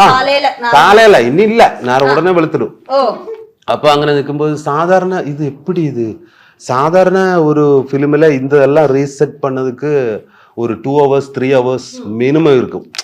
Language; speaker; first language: Tamil; non-native, learner; Malayalam